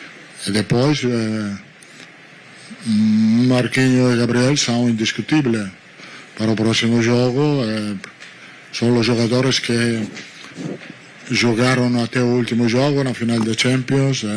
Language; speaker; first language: Portuguese; non-native, learner; Italian